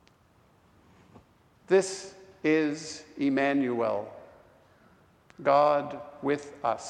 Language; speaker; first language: English; native; English